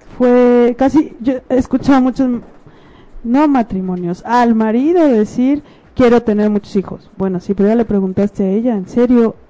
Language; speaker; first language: Spanish; native; Spanish